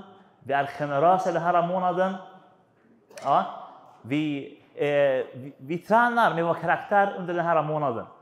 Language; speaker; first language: Swedish; non-native, fluent; Arabic